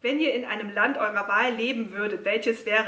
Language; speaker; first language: German; native; German